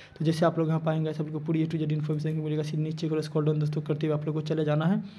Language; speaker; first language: Hindi; non-native, local second language; Odia